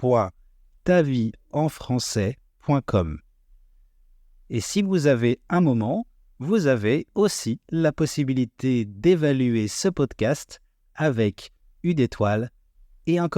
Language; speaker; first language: French; native; French